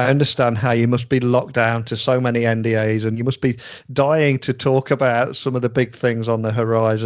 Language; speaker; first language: English; native; English